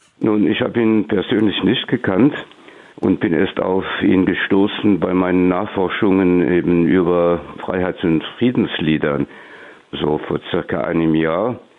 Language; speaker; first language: German; non-native, local second language; Luxembourgish